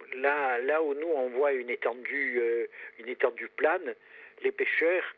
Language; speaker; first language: French; native; French